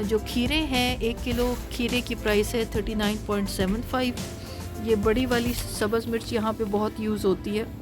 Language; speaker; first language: Urdu; native; Urdu